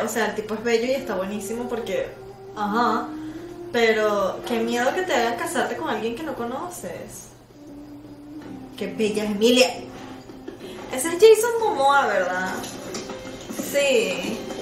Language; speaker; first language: Spanish; native; Spanish